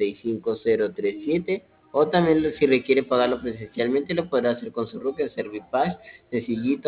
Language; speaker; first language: Spanish; native; Spanish